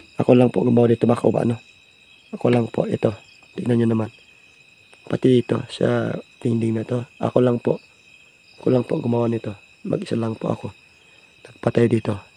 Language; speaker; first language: Filipino; non-native, local second language; Iloko